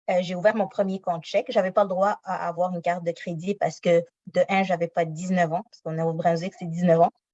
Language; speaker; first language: French; non-native, local second language; Arabic